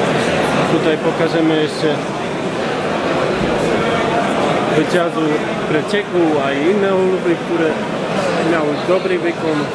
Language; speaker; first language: Polish; non-native, learner; Slovak